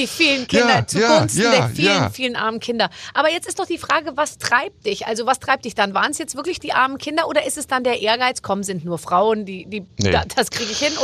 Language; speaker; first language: German; native; German